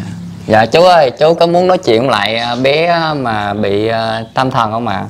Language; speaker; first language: Vietnamese; native; Vietnamese